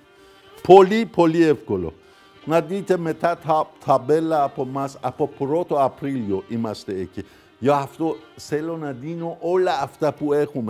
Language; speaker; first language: Greek; non-native, fluent; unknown